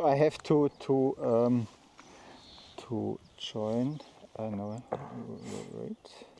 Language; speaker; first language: English; non-native, fluent; German